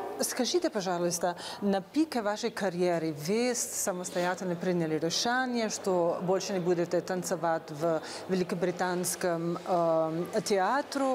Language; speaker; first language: Russian; non-native, fluent; Slovenian